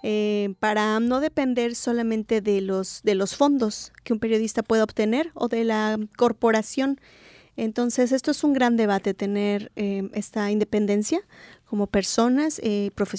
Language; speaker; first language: Spanish; native; Spanish